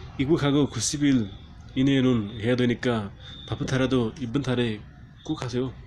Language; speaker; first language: Korean; non-native, learner; Nepali